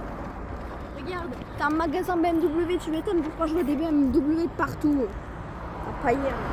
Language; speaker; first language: French; native; French